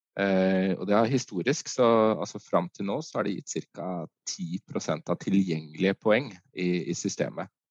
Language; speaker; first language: Norwegian; native; Norwegian